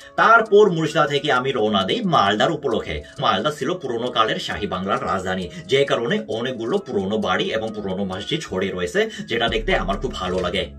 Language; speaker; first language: Bangla; non-native, fluent; Korean